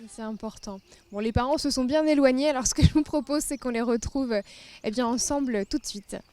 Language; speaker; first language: French; native; French